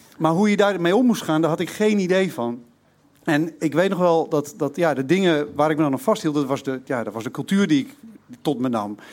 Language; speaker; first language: Dutch; native; Dutch